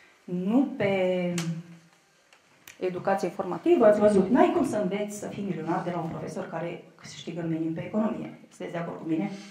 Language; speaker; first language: Romanian; native; Romanian